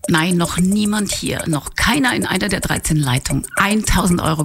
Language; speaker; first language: German; native; German